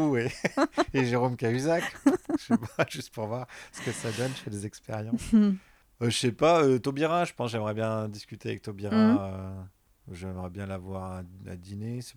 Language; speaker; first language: French; native; French